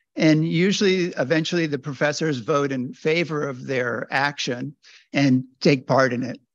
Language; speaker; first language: English; native; English